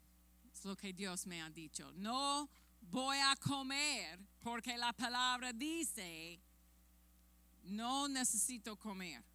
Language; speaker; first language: Spanish; non-native, fluent; English